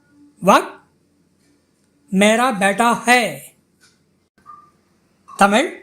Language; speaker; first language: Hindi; non-native, fluent; Tamil